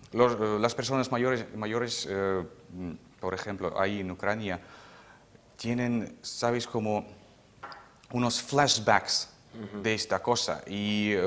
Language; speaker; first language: Spanish; non-native, fluent; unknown